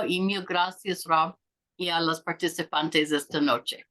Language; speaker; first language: Spanish; non-native, learner; English